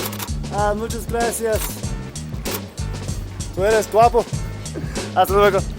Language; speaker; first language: Spanish; non-native, learner; English